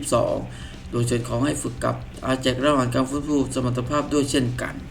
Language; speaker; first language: Thai; native; Thai